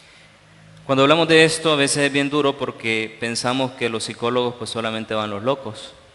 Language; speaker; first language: Spanish; native; Spanish